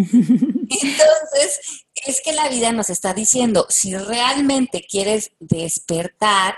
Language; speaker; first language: Spanish; native; Spanish